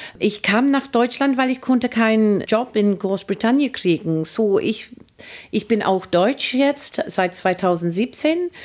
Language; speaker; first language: German; non-native, fluent; English